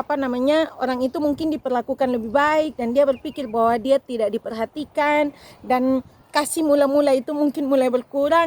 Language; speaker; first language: Indonesian; native; Indonesian